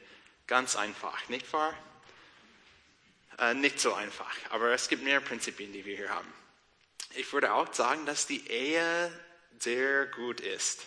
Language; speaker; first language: German; non-native, learner; English